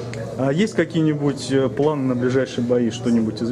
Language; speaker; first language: Russian; native; Russian